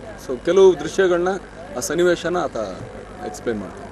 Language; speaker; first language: Kannada; native; Kannada